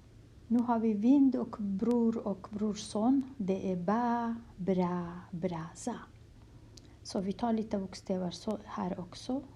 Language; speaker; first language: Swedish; non-native, fluent; Kurdish